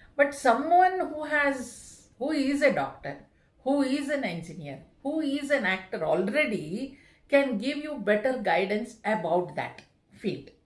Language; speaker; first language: English; non-native, local second language; Kannada